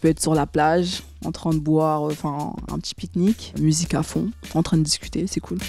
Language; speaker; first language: French; native; French